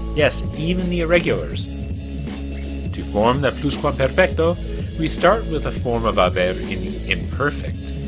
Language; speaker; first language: English; native; English